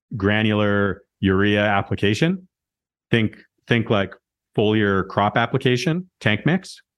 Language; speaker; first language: English; native; English